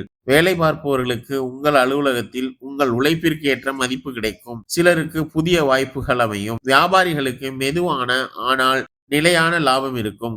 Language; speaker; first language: Tamil; native; Tamil